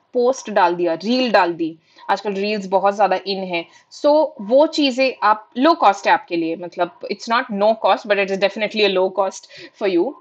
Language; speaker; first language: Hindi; non-native, local second language; Marathi